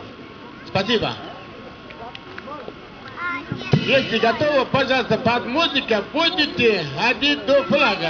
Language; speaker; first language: Russian; non-native, learner; Uzbek